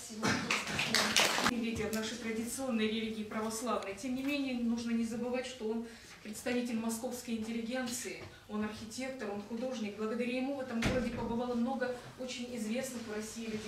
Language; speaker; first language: Russian; native; Russian